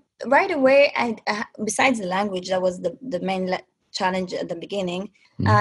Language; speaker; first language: English; non-native, fluent; Hebrew